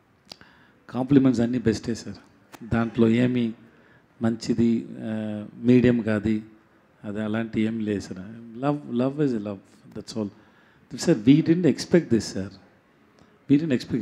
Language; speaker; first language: Telugu; non-native, learner; Tamil